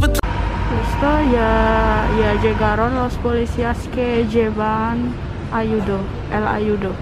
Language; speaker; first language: Spanish; non-native, learner; Indonesian